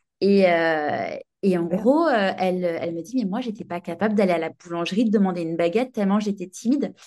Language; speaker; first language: French; native; French